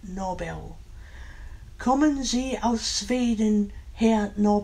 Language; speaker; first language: German; non-native, learner; English